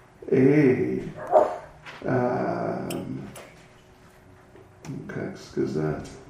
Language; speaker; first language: Russian; non-native, learner; English